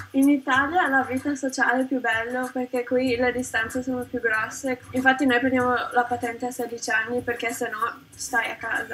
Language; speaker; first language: Italian; early bilingual, heritage; Italian